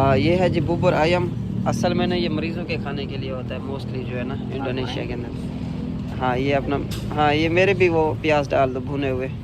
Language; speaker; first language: Urdu; non-native, local second language; Punjabi